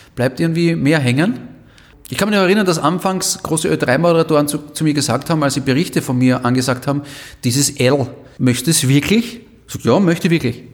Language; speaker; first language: German; native; German